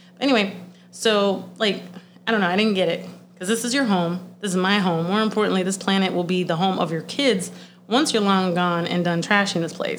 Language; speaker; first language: English; early bilingual, other home language; Spanish